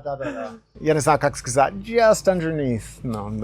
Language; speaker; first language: Russian; non-native, learner; English